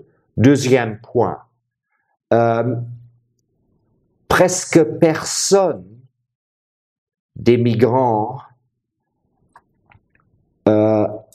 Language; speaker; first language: French; non-native, fluent; German